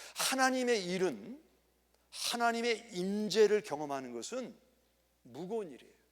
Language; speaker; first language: Korean; native; Korean